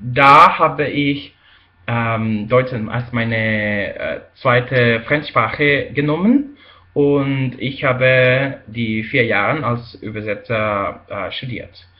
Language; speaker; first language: German; non-native, fluent; Spanish